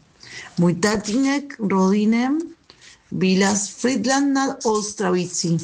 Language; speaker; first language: Czech; non-native, learner; Spanish